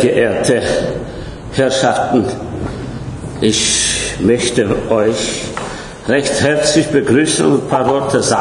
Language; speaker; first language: German; non-native, fluent; Polish